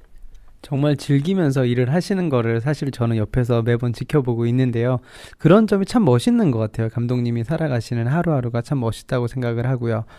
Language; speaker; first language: Korean; native; Korean